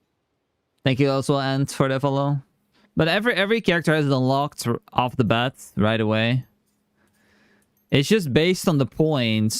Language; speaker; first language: English; native; English